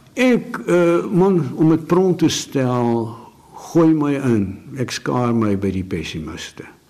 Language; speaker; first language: Afrikaans; native; Afrikaans